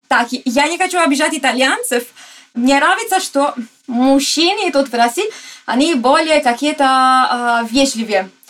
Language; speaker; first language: Russian; non-native, fluent; Italian